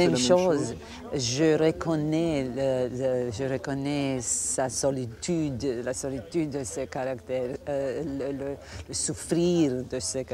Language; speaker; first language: French; non-native, fluent; Croatian